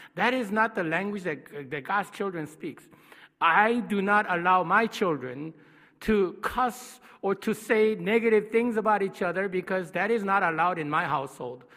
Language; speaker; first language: English; non-native, fluent; Korean